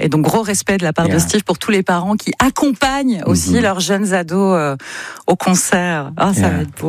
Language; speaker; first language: French; native; French